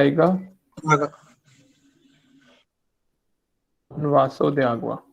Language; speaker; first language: Spanish; non-native, fluent; Hindi